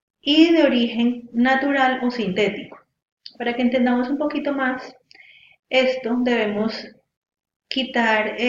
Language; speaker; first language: Spanish; native; Spanish